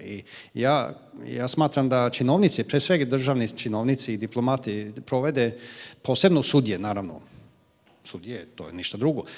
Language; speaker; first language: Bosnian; non-native, fluent; Swedish